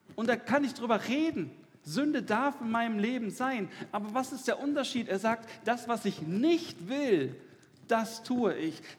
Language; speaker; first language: German; native; German